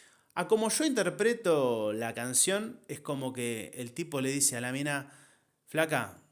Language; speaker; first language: Spanish; native; Spanish